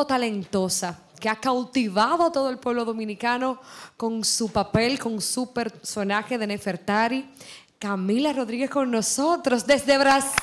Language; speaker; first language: Spanish; native; Spanish